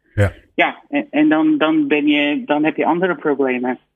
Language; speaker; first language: Dutch; non-native, fluent; English